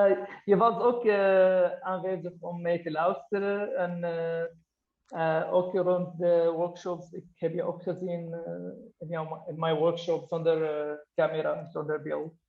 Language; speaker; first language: Dutch; non-native, fluent; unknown